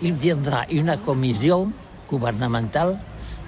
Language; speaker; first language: French; non-native, learner; Catalan